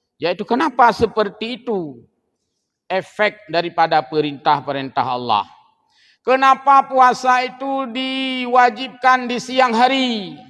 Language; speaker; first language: Malay; non-native, local second language; Achinese